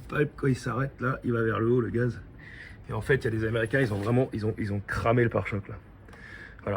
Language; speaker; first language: French; native; French